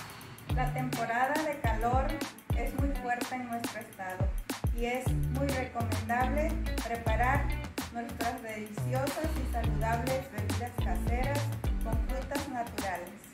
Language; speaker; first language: Spanish; native; Spanish